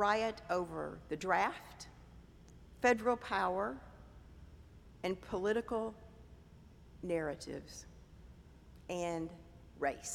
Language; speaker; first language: English; native; English